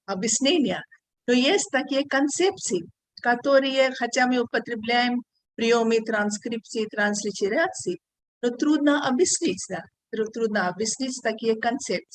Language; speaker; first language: Russian; non-native, fluent; Hindi